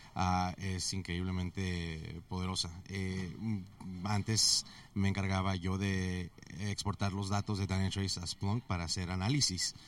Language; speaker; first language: Spanish; early bilingual, heritage; Spanish